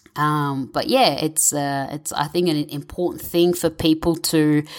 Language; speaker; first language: English; native; English